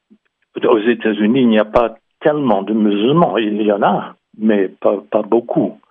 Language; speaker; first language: French; non-native, fluent; English